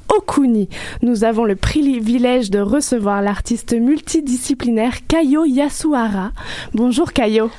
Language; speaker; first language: French; native; French